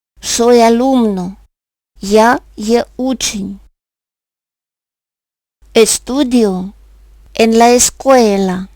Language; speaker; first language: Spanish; non-native, fluent; Ukrainian